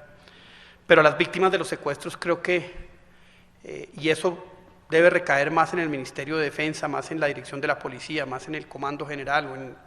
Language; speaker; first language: Spanish; native; Spanish